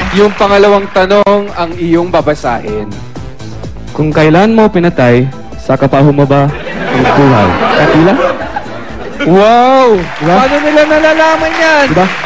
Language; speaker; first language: Filipino; native; Filipino